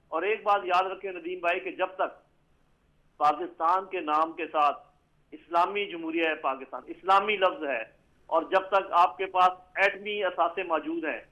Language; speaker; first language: Urdu; native; Urdu